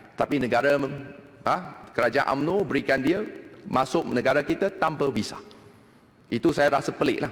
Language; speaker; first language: Malay; non-native, local second language; Chinese